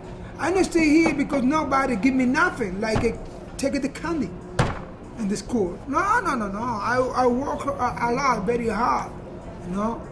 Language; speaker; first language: English; non-native, learner; Spanish